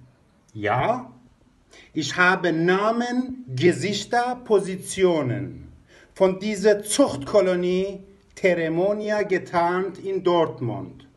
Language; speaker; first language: German; non-native, fluent; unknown